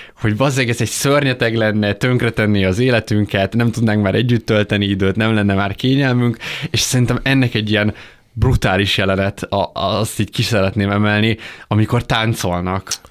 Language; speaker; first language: Hungarian; native; Hungarian